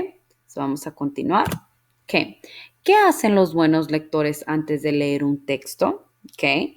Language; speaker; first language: Spanish; early bilingual, heritage; Spanish